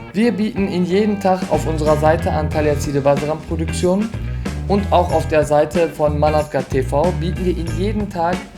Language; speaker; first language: German; non-native, fluent; Turkish